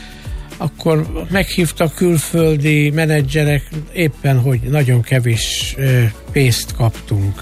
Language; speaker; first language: Hungarian; native; Hungarian